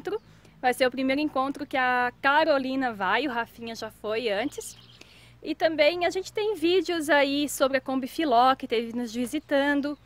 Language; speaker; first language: Portuguese; native; Portuguese